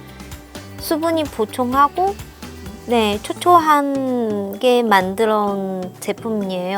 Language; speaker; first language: Korean; non-native, fluent; Chinese